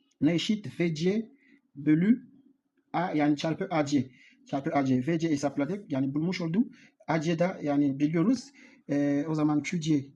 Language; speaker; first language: Turkish; non-native, learner; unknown